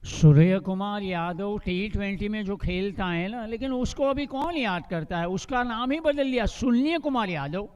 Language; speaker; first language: Hindi; non-native, local second language; Gujarati